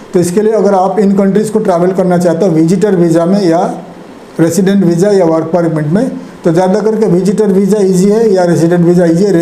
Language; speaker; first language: Hindi; non-native, local second language; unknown